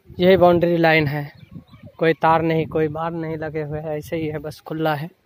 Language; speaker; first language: Hindi; native; Hindi